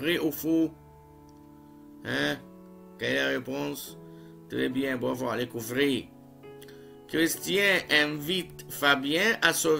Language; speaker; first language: French; non-native, fluent; Arabic